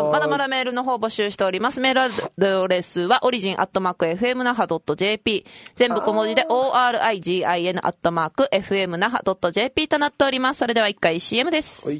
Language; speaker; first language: Japanese; native; Japanese